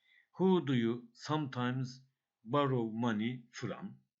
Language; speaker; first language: English; non-native, fluent; Turkish